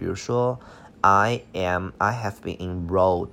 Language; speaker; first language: English; non-native, fluent; Chinese